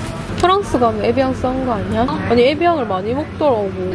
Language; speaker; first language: Korean; native; Korean